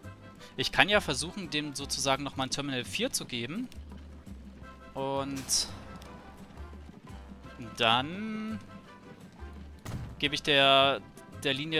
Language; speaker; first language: German; native; German